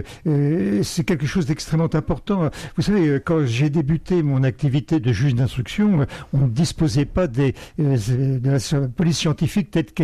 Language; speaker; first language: French; native; French